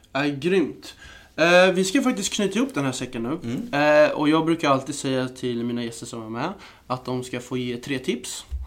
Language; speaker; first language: Swedish; native; Swedish